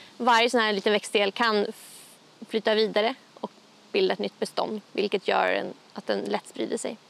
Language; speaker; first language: Swedish; native; Swedish